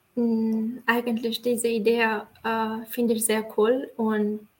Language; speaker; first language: German; non-native, fluent; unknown